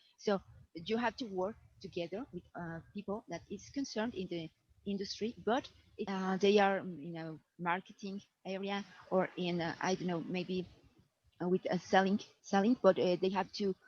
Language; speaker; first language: English; non-native, fluent; Spanish